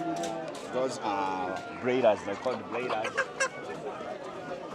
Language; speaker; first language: English; non-native, local second language; Ganda